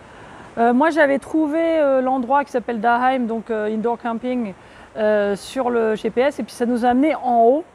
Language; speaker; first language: French; native; French